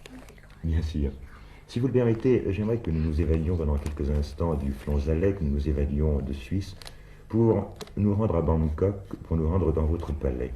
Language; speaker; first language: French; native; French